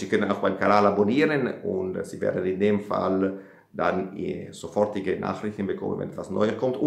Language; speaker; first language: German; non-native, fluent; Italian